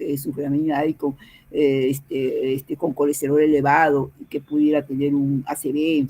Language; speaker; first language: Spanish; native; Spanish